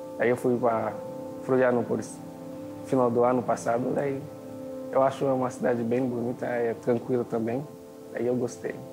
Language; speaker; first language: Portuguese; non-native, fluent; Haitian Creole